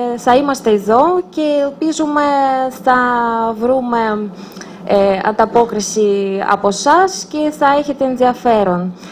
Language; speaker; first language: Greek; non-native, fluent; Russian